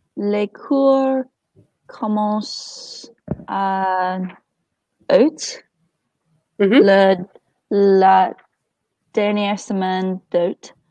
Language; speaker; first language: French; non-native, learner; English